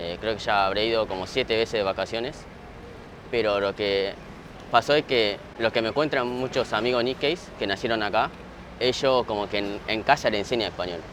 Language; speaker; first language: Spanish; early bilingual, other home language; Japanese